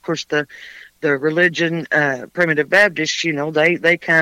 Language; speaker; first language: English; native; English